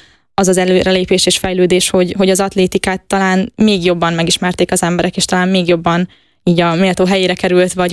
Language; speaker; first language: Hungarian; native; Hungarian